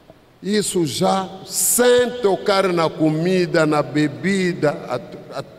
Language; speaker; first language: Portuguese; non-native, fluent; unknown